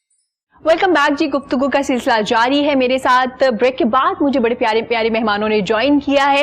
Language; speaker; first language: Urdu; native; Urdu